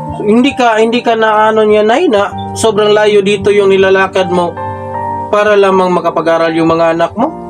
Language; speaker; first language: Filipino; non-native, local second language; Waray